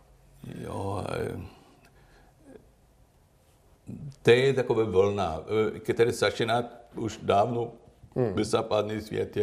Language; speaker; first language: Czech; non-native, learner; Swedish